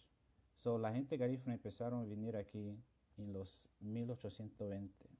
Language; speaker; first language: Spanish; non-native, local second language; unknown